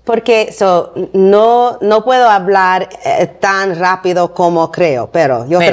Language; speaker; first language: Spanish; non-native, learner; English